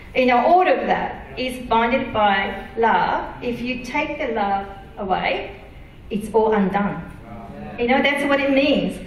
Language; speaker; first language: English; non-native, fluent; Japanese